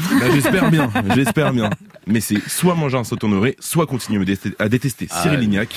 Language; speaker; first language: French; native; French